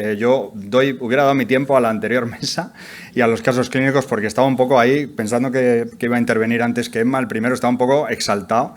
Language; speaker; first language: Spanish; native; Spanish